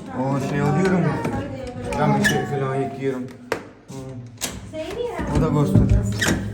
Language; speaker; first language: Turkish; non-native, learner; Urdu